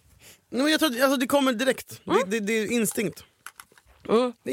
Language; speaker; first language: Swedish; native; Swedish